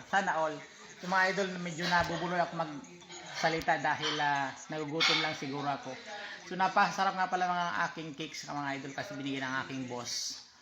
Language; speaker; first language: Filipino; non-native, local second language; Masbatenyo